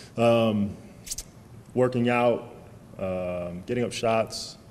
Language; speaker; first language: English; native; English